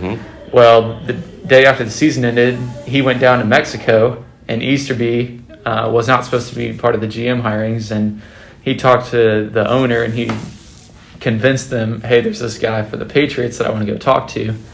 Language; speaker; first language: English; native; English